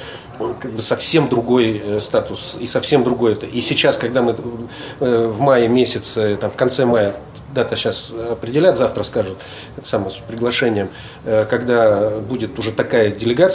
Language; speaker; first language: Russian; native; Russian